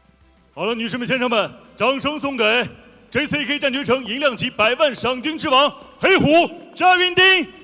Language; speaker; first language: Chinese; native; Chinese